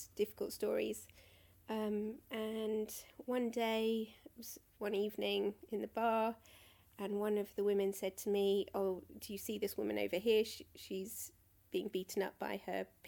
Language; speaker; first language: English; native; English